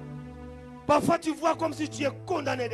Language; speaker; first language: French; non-native, local second language; Lingala